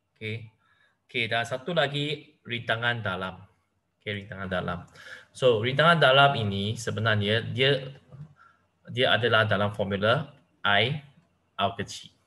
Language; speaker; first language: Malay; non-native, local second language; Chinese